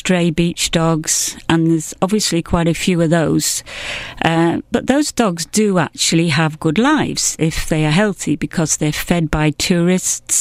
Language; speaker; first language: English; native; English